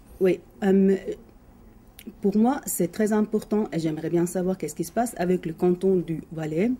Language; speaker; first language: French; non-native, local second language; German